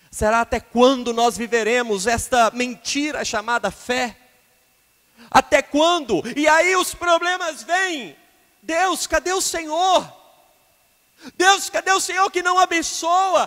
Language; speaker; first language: Portuguese; native; Portuguese